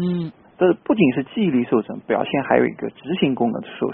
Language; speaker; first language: Chinese; native; Chinese